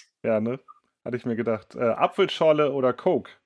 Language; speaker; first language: German; native; German